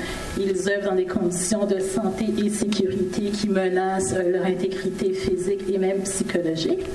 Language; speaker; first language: French; native; French